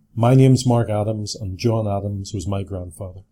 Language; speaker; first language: English; native; English